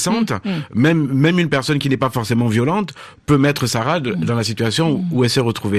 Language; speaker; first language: French; native; French